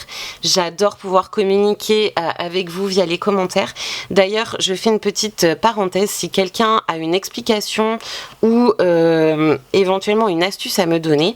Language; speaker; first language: French; native; French